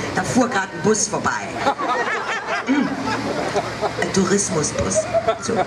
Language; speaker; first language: German; native; German